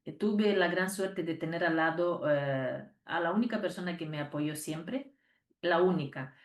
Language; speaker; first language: Spanish; non-native, fluent; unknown